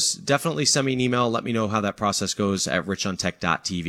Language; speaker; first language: English; native; English